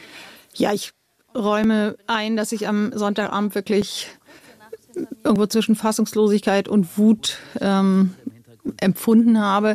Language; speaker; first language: German; native; German